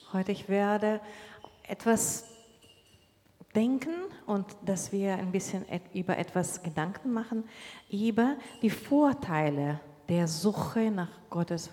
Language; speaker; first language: German; non-native, learner; Portuguese